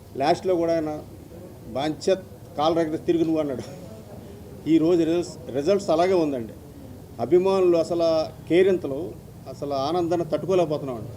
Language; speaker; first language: Telugu; native; Telugu